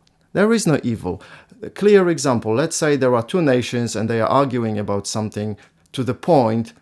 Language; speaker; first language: English; non-native, fluent; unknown